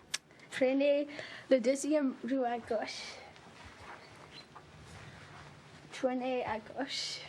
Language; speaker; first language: French; non-native, learner; English